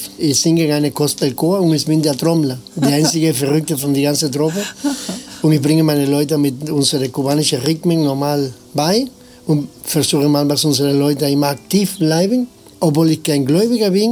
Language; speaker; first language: German; non-native, fluent; Spanish